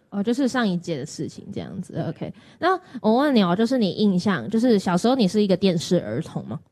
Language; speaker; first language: Chinese; non-native, local second language; Cantonese